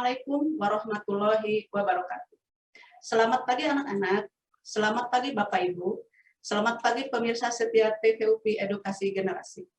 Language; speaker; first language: Indonesian; native; Indonesian